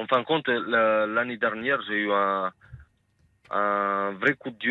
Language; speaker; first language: French; non-native, fluent; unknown